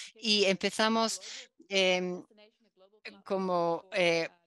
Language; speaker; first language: Spanish; non-native, fluent; Dutch